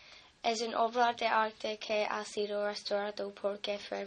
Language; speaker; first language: Spanish; non-native, fluent; English